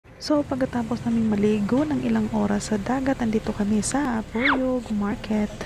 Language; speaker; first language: Filipino; non-native, local second language; Cebuano